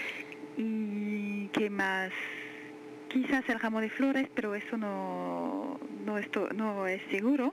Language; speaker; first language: Spanish; non-native, fluent; French